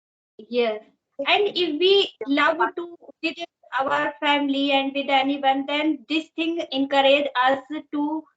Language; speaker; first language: English; non-native, learner; Hindi